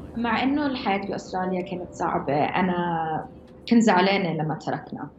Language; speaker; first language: Arabic; early bilingual, heritage; Arabic